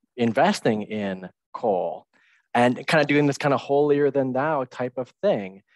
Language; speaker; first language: English; native; English